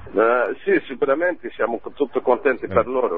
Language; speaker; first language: Italian; non-native, learner; Arabic